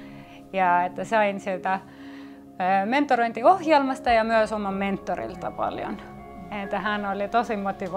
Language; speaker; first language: Finnish; non-native, local second language; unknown